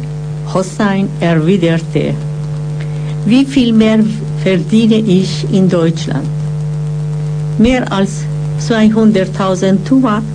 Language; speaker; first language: German; non-native, fluent; Persian